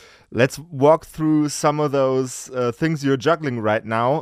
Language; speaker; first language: English; non-native, fluent; German